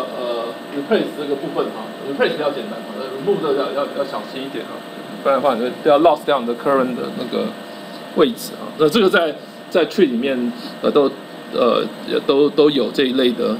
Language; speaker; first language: Chinese; native; Chinese